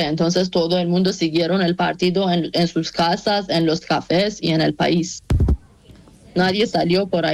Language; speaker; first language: Spanish; non-native, fluent; Persian